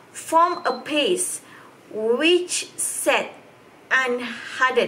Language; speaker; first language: English; non-native, local second language; Malay